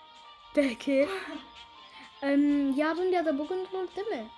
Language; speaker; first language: Turkish; early bilingual, heritage; Turkish